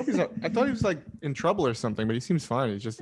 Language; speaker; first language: English; native; English